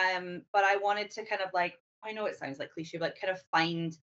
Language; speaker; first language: English; native; English